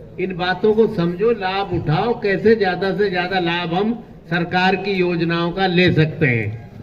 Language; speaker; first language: Hindi; native; Hindi